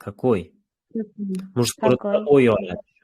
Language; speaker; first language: Russian; non-native, fluent; Uzbek